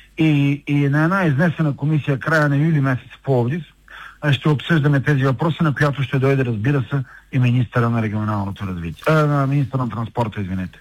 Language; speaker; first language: Bulgarian; native; Bulgarian